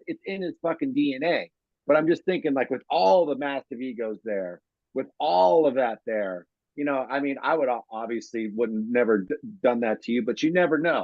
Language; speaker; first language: English; native; English